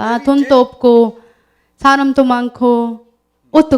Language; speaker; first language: Korean; non-native, learner; Urdu